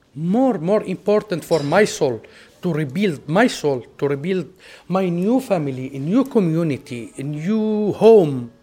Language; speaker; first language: English; non-native, fluent; Arabic